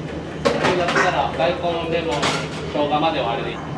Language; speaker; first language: Japanese; native; Japanese